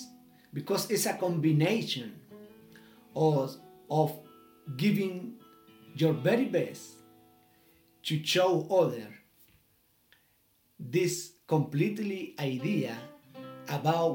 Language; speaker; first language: English; non-native, learner; Spanish